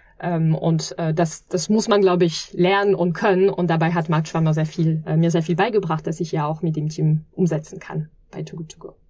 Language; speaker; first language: German; non-native, fluent; French